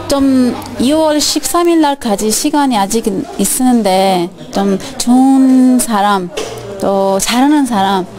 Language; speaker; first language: Korean; non-native, learner; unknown